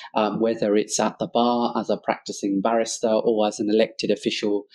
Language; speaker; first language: English; early bilingual, other home language; Bangla